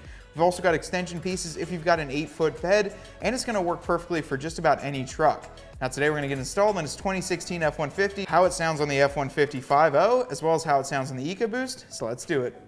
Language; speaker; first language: English; native; English